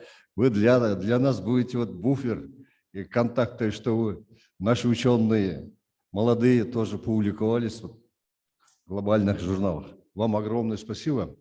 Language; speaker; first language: Russian; non-native, local second language; Kyrgyz